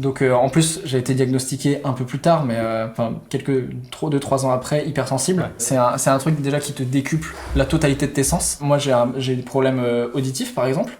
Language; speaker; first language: French; native; French